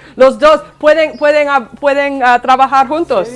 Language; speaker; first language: Spanish; non-native, learner; English